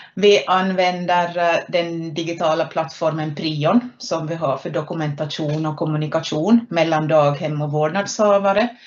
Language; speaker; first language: Swedish; native; Swedish